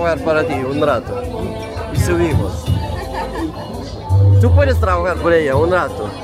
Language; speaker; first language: Spanish; non-native, fluent; Swedish